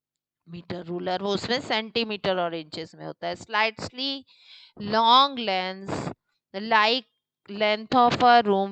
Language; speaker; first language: Hindi; native; Hindi